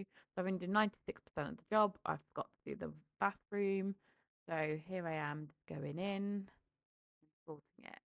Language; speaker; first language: English; native; English